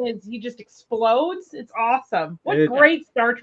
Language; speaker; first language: English; native; English